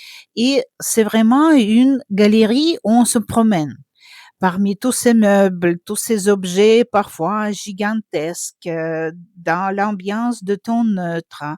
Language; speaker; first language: French; non-native, fluent; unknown